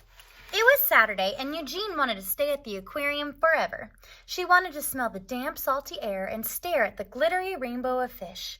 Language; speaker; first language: English; native; English